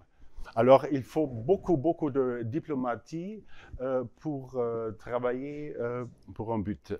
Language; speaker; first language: French; non-native, learner; German